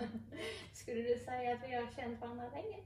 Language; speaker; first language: Swedish; native; Swedish